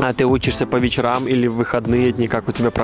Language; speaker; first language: Russian; native; Russian